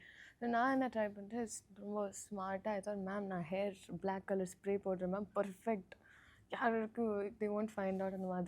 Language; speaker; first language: Tamil; non-native, learner; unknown